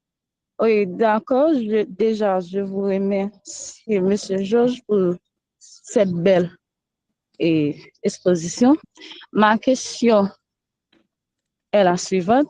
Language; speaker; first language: French; non-native, local second language; Haitian Creole